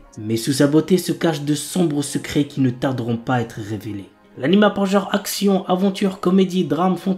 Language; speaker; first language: French; native; French